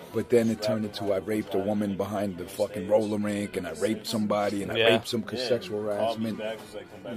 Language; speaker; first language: English; native; English